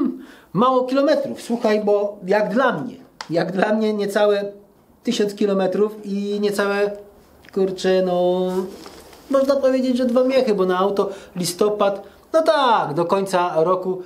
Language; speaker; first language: Polish; native; Polish